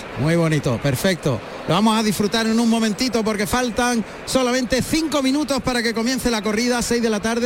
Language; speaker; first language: Spanish; native; Spanish